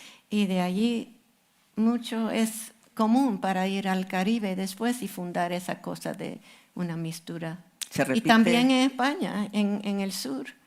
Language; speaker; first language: Spanish; non-native, fluent; English